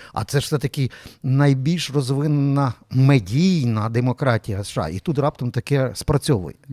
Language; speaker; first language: Ukrainian; native; Ukrainian